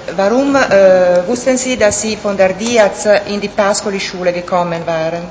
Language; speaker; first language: German; non-native, fluent; Italian